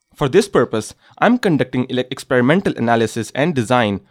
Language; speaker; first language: English; non-native, local second language; Urdu